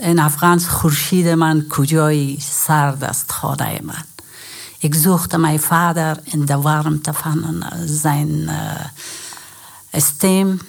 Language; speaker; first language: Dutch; non-native, learner; Persian